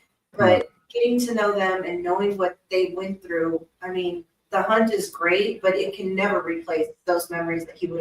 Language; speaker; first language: English; native; English